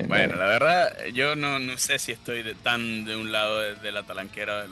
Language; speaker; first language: Spanish; native; Spanish